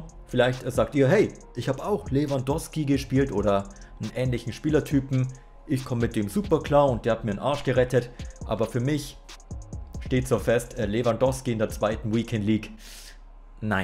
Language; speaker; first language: German; native; German